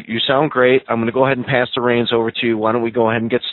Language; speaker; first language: English; native; English